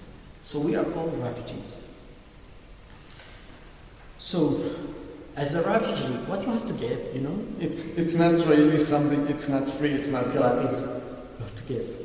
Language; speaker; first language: English; non-native, learner; Arabic